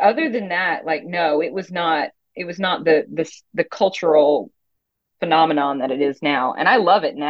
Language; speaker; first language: English; native; English